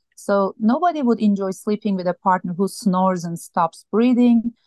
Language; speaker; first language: English; non-native, fluent; Turkish